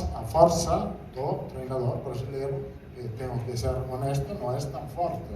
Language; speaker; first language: Portuguese; non-native, fluent; Italian